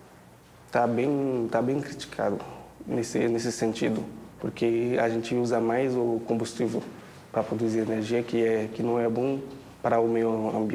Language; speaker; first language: Portuguese; non-native, fluent; Haitian Creole